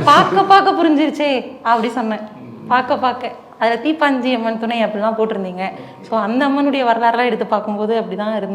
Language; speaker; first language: Tamil; native; Tamil